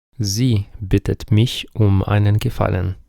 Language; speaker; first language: German; non-native, fluent; Ukrainian